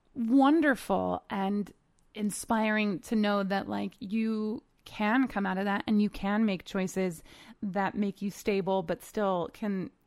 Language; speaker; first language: English; native; English